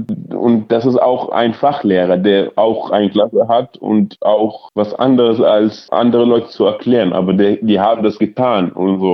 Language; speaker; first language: German; early bilingual, other home language; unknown